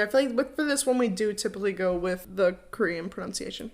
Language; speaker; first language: English; native; English